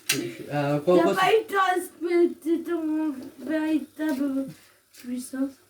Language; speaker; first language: French; native; French